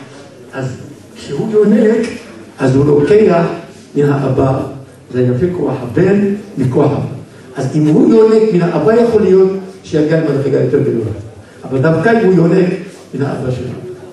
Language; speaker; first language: Hebrew; non-native, fluent; French